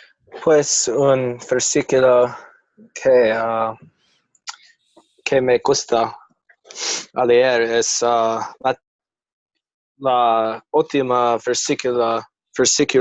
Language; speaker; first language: Spanish; non-native, learner; English